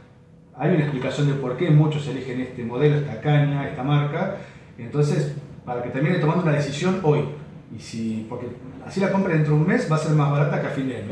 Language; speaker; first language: Spanish; native; Spanish